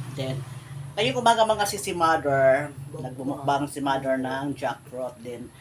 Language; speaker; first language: Filipino; native; Filipino